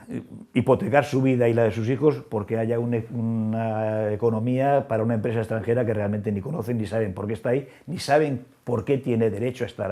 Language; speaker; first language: Spanish; native; Spanish